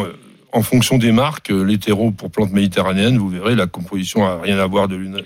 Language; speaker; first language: French; native; French